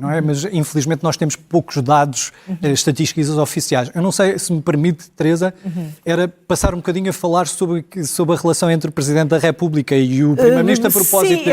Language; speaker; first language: Portuguese; native; Portuguese